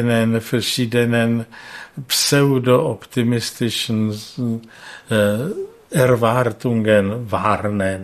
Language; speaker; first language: German; non-native, fluent; Czech